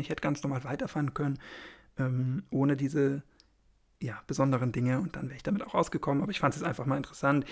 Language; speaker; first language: German; native; German